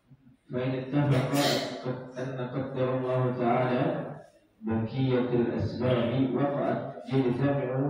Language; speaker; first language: Arabic; non-native, learner; Indonesian